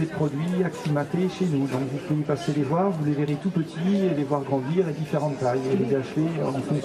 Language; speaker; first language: French; native; French